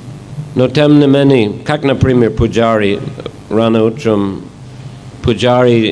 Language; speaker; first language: Russian; non-native, fluent; English